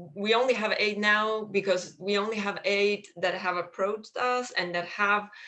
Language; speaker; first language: English; non-native, fluent; Spanish